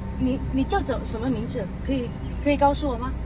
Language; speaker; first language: Chinese; early bilingual, heritage; Indonesian